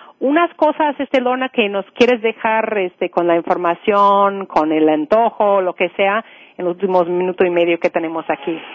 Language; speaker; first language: Spanish; non-native, fluent; English